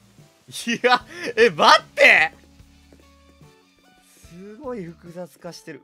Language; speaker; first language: Japanese; native; Japanese